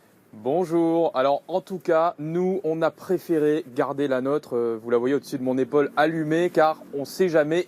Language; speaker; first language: French; native; French